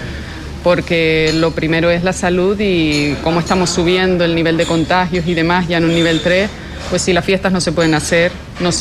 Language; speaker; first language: Spanish; native; Spanish